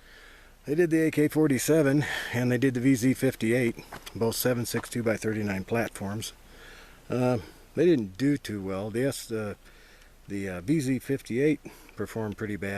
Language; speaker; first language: English; native; English